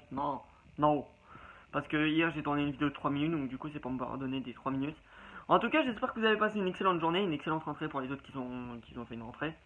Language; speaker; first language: French; native; French